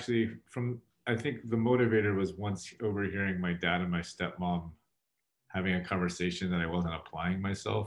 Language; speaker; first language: English; native; English